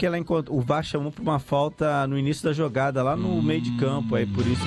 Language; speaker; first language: Portuguese; native; Portuguese